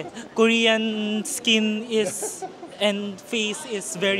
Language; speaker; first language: English; non-native, learner; Filipino